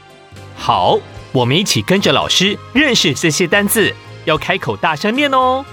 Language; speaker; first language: Chinese; native; Chinese